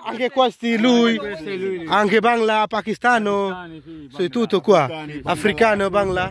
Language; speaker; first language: Italian; non-native, learner; Bangla